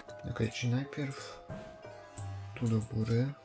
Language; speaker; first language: Polish; native; Polish